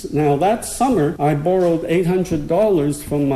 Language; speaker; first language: English; native; English